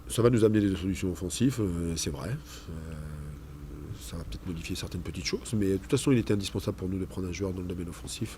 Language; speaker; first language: French; native; French